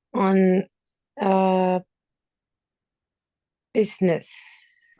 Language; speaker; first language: French; non-native, learner; Spanish